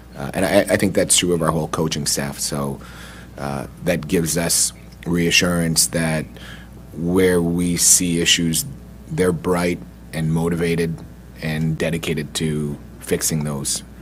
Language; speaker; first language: English; native; English